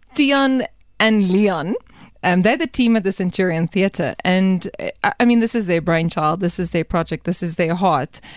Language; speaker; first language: English; non-native, local second language; Afrikaans